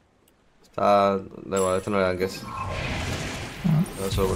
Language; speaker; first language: Spanish; native; Spanish